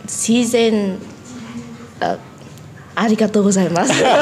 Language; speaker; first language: Japanese; non-native, learner; Vietnamese